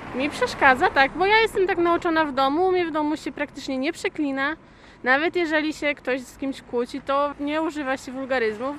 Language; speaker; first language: Polish; native; Polish